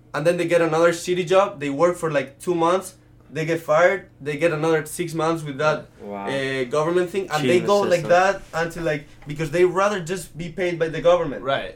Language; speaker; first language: English; early bilingual, other home language; Italian